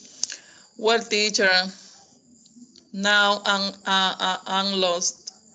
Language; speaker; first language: English; non-native, learner; Spanish